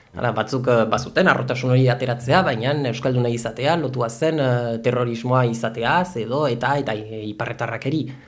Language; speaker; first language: Basque; native; Basque